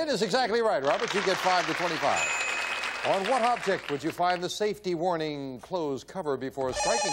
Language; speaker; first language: English; native; English